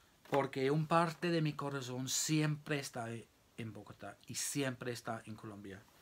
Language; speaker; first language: Spanish; non-native, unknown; English